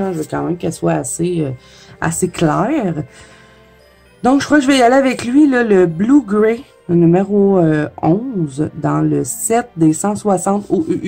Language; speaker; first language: French; native; French